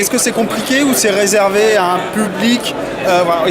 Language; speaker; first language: French; native; French